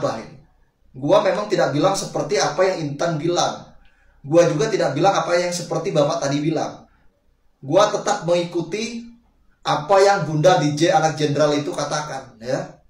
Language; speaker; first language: Indonesian; native; Indonesian